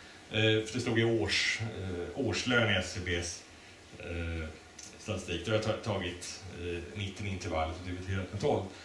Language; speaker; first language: Swedish; native; Swedish